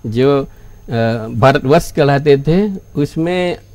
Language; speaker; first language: Hindi; non-native, fluent; Indonesian